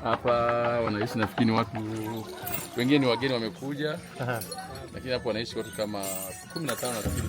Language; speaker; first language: Swahili; non-native, local second language; Sukuma